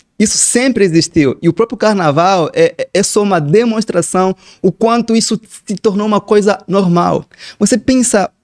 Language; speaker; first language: Portuguese; native; Portuguese